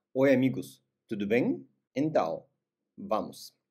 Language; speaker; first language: Portuguese; non-native, fluent; Russian